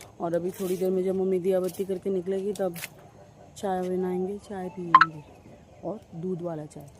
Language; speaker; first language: Hindi; non-native, local second language; Bangla